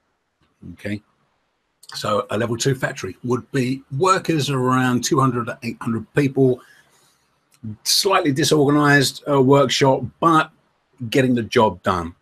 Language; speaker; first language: English; native; English